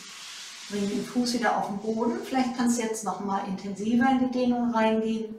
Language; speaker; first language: German; native; German